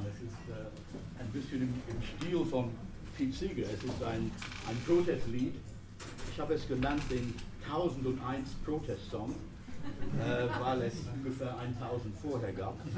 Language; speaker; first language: German; non-native, fluent; English